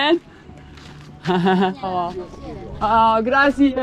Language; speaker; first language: Spanish; non-native, learner; English